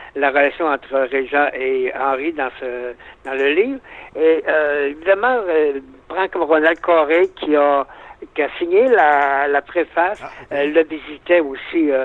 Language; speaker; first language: French; native; French